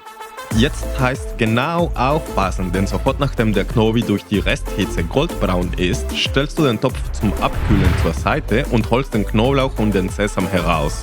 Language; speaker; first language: German; non-native, fluent; Spanish